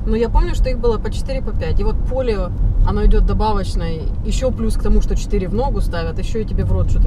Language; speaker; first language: Russian; native; Russian